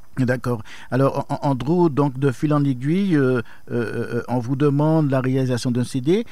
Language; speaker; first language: French; native; French